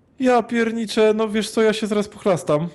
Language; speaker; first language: Polish; native; Polish